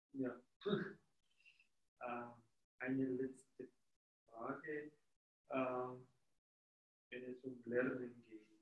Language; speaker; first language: German; non-native, fluent; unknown